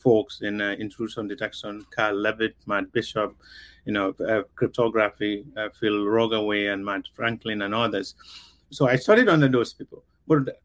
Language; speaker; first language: English; non-native, local second language; Mandingo